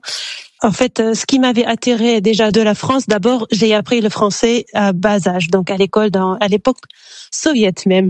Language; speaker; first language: French; non-native, fluent; Uzbek